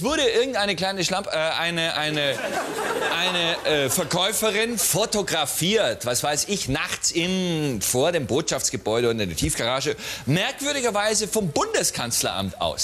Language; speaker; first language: German; native; German